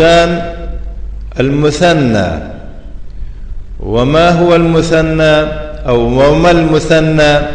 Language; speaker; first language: Arabic; non-native, fluent; Tajik